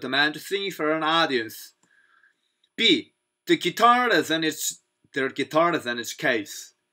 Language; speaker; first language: English; non-native, fluent; Korean